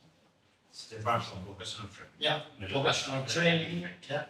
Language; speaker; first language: English; non-native, fluent; Spanish